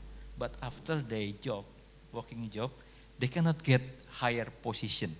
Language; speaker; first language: English; non-native, local second language; Indonesian